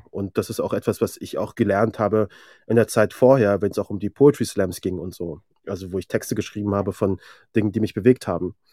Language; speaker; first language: German; early bilingual, other home language; Persian